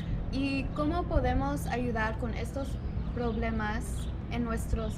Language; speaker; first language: Spanish; non-native, learner; English